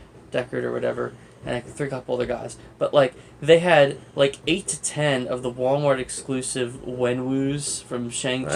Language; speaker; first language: English; native; English